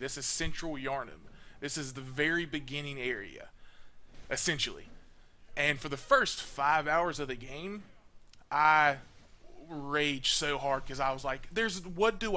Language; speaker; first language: English; native; English